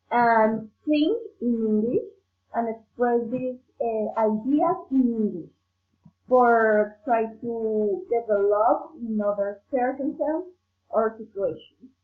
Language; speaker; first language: English; non-native, learner; Spanish